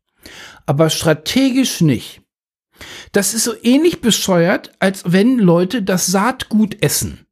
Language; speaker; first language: German; native; German